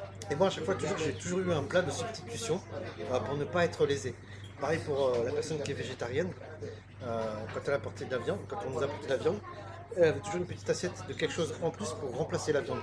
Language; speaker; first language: French; native; French